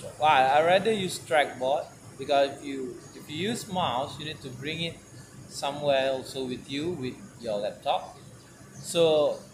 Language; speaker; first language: English; non-native, learner; Malay